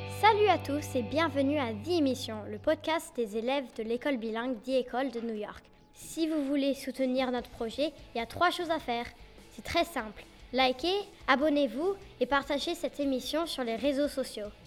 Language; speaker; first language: French; early bilingual, heritage; French